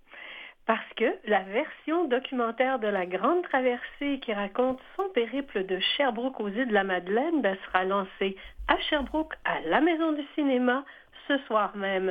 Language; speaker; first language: French; native; French